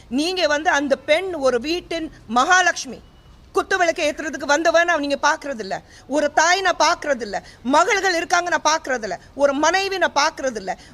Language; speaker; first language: Tamil; non-native, fluent; Hindi